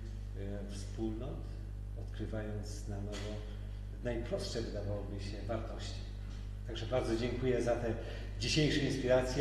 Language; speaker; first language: Polish; native; Polish